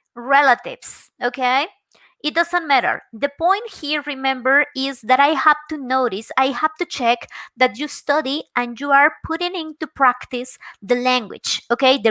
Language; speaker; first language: English; non-native, fluent; Spanish